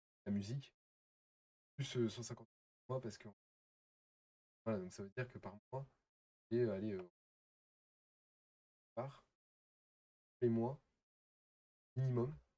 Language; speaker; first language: French; native; French